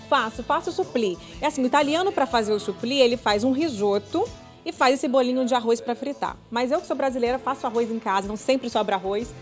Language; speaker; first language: Portuguese; native; Portuguese